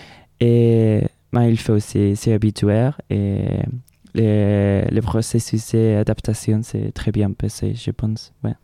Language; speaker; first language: French; non-native, learner; Spanish